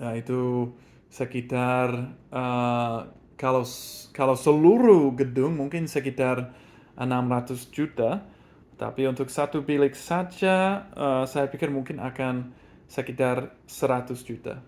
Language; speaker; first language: Indonesian; non-native, fluent; English